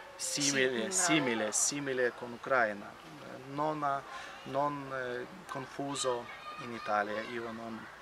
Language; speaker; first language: Italian; non-native, learner; Ukrainian